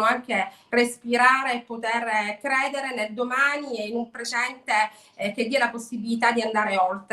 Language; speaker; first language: Italian; native; Italian